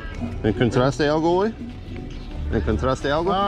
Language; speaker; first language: Spanish; early bilingual, heritage; English